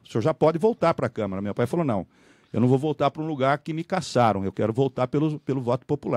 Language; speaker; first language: Portuguese; native; Portuguese